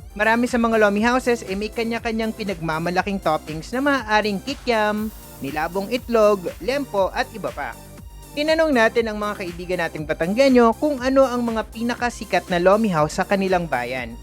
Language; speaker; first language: Filipino; native; Filipino